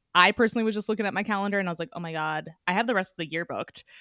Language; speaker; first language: English; native; English